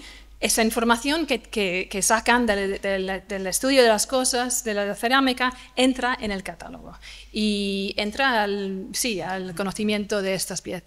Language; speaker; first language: Spanish; non-native, fluent; English